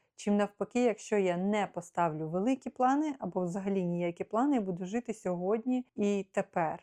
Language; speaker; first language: Ukrainian; non-native, local second language; Russian